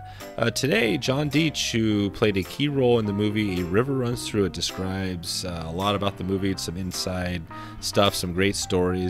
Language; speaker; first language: English; native; English